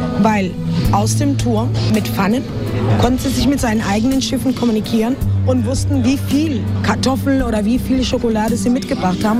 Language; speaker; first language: German; non-native, fluent; Spanish